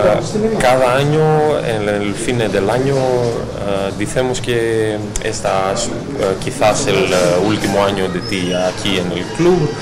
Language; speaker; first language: Spanish; non-native, learner; Greek